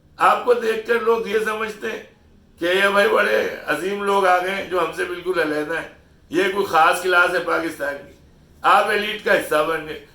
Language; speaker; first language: Urdu; native; Urdu